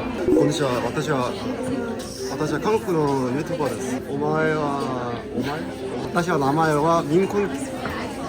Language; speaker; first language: Japanese; non-native, learner; Korean